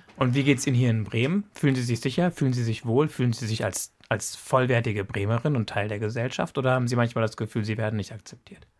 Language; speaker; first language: German; native; German